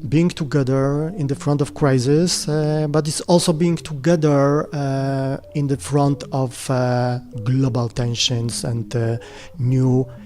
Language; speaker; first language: English; non-native, fluent; Polish